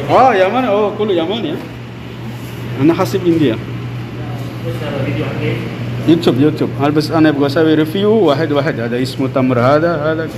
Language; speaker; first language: Arabic; non-native, learner; Indonesian